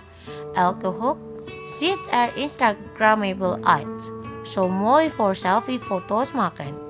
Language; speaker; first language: Dutch; non-native, fluent; Indonesian